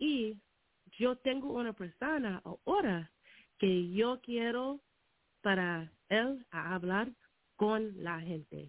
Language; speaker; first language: Spanish; non-native, learner; English